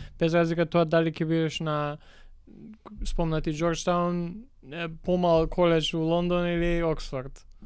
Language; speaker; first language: Macedonian; native; Macedonian